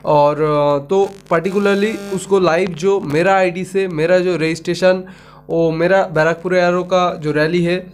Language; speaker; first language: Hindi; non-native, local second language; Bangla